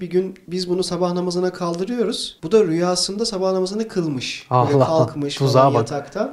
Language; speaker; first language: Turkish; native; Turkish